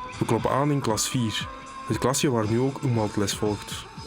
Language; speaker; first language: Dutch; native; Dutch